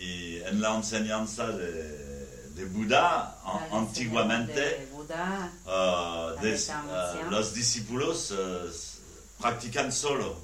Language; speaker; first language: Spanish; non-native, learner; French